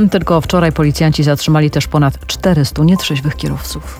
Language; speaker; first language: Polish; native; Polish